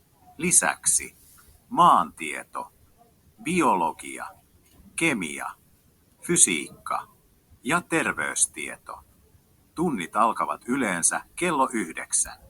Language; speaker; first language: Finnish; non-native, learner; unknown